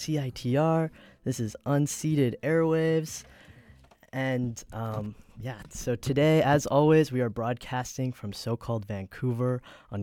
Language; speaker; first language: English; native; English